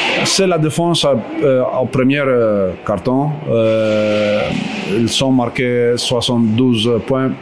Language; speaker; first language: French; non-native, fluent; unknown